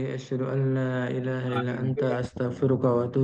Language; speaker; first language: Arabic; non-native, learner; Indonesian